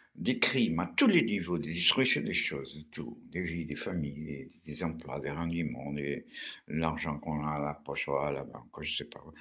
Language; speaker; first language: French; non-native, fluent; Portuguese